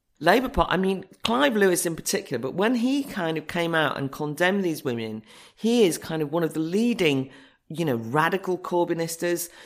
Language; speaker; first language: English; native; English